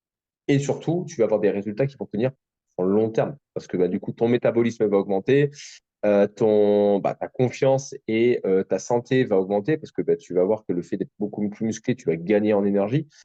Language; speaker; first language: French; native; French